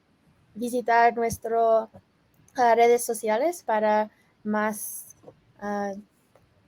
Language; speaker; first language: Spanish; non-native, fluent; English